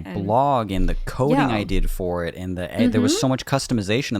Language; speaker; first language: English; native; English